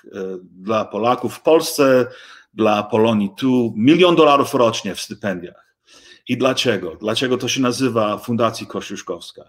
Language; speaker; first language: Polish; early bilingual, heritage; English